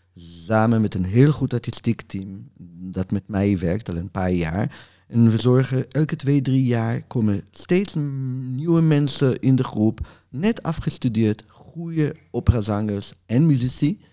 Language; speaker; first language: Dutch; non-native, fluent; Hebrew